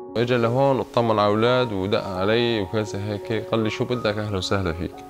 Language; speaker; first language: Arabic; native; Arabic